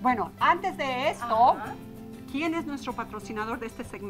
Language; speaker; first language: Spanish; native; Spanish